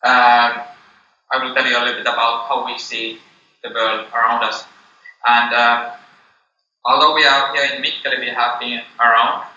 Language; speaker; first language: English; non-native, fluent; Finnish